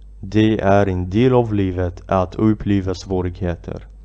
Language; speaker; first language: Swedish; non-native, fluent; Arabic